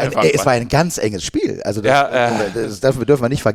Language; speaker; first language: German; native; German